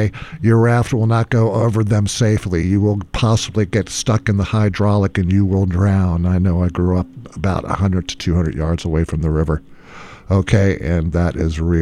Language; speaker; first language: English; native; English